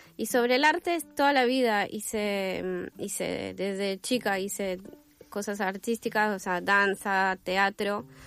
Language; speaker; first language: Spanish; non-native, fluent; French